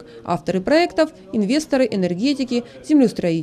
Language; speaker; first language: Russian; native; Russian